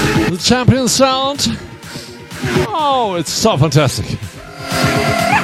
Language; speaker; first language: English; non-native, learner; German